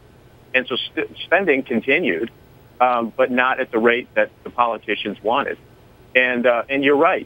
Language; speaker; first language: English; native; English